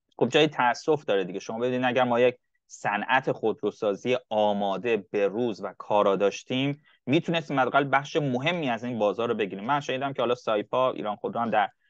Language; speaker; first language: Persian; native; Persian